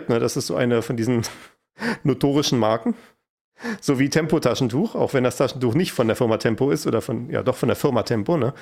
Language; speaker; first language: German; native; German